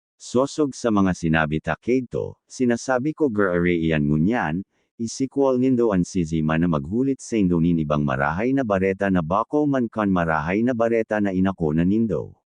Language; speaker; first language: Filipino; non-native, local second language; Bikol